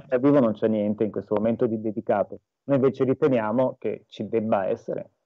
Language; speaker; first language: Italian; native; Italian